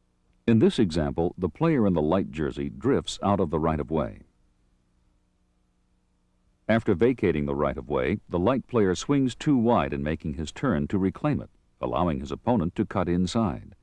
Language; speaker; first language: English; native; English